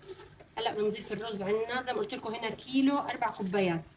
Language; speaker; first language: Arabic; native; Arabic